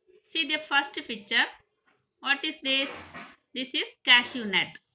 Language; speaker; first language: English; non-native, local second language; Tamil